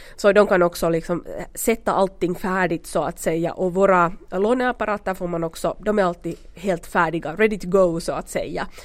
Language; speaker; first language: Swedish; native; Swedish